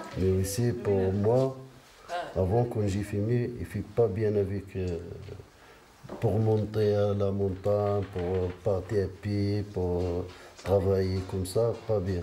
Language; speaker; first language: French; non-native, local second language; Arabic